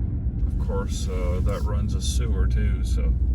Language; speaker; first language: English; native; English